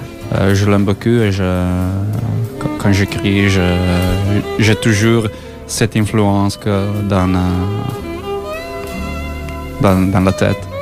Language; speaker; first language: French; non-native, fluent; Italian